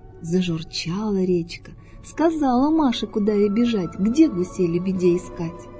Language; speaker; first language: Russian; native; Russian